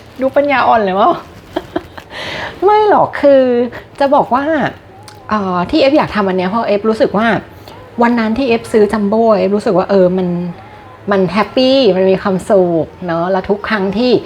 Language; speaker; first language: Thai; native; Thai